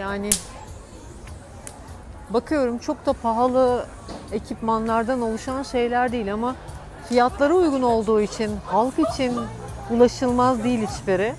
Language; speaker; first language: Turkish; native; Turkish